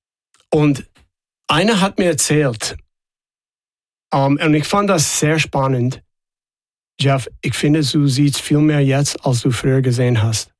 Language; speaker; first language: German; non-native, fluent; English